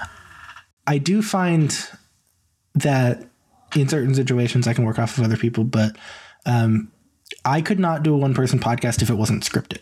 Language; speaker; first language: English; native; English